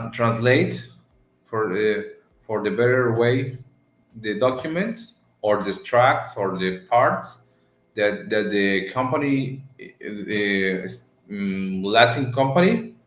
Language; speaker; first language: English; non-native, learner; Spanish